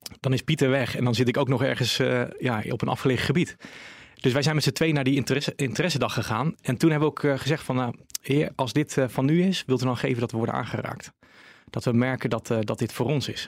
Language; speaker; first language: Dutch; native; Dutch